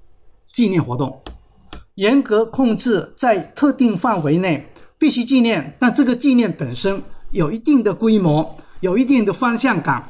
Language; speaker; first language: Chinese; native; Chinese